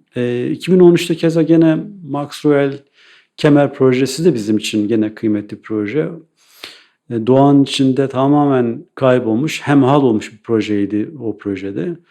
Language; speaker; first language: Turkish; native; Turkish